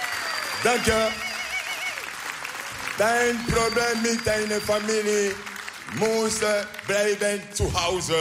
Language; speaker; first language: Dutch; non-native, learner; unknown